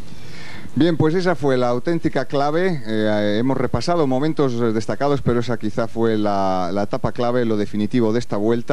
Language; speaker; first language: Spanish; native; Spanish